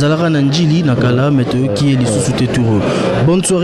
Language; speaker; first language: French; non-native, local second language; Lingala